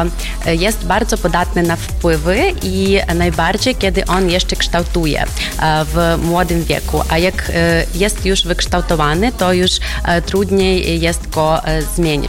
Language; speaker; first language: Polish; non-native, fluent; Ukrainian